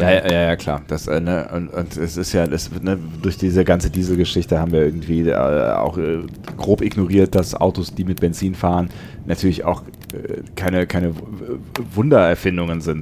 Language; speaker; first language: German; native; German